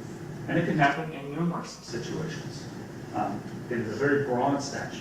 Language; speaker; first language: English; native; English